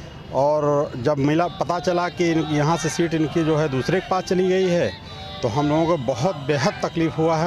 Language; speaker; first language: Hindi; native; Hindi